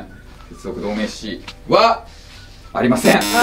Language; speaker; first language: Japanese; native; Japanese